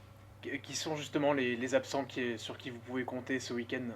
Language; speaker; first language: French; native; French